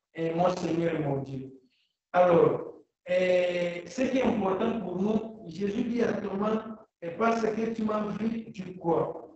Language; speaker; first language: French; non-native, local second language; Lingala